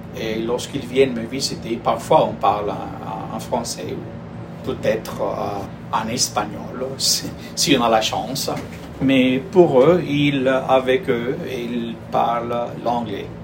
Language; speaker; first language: French; non-native, fluent; Spanish